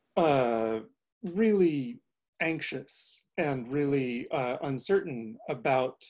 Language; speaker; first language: English; native; English